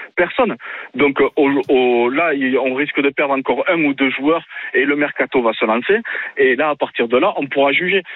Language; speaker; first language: French; native; French